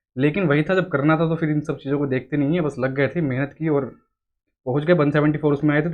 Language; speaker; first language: Hindi; native; Hindi